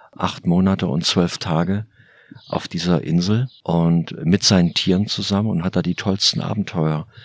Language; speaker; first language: German; native; German